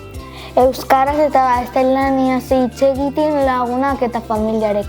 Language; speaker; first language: Basque; non-native, local second language; Spanish